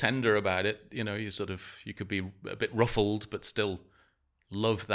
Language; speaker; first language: English; native; English